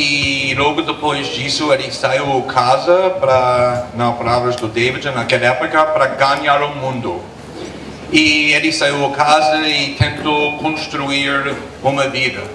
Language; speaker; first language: Portuguese; non-native, fluent; English